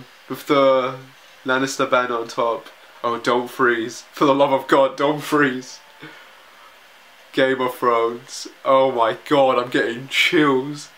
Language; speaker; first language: English; native; English